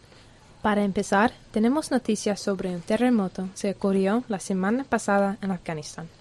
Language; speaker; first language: Spanish; non-native, learner; English